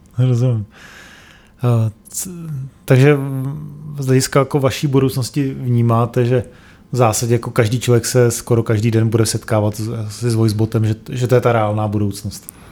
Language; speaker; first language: Czech; native; Czech